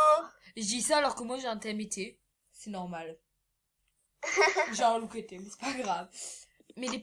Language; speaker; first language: French; native; French